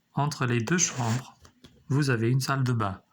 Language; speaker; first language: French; non-native, fluent; Albanian